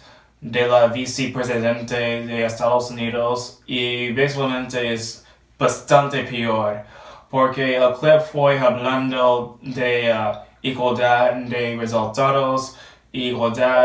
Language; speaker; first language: Spanish; non-native, learner; English